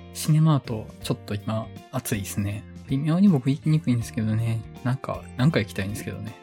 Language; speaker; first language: Japanese; native; Japanese